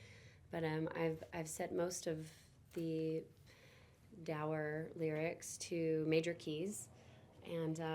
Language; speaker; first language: English; native; English